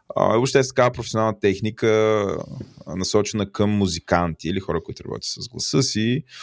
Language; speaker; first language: Bulgarian; native; Bulgarian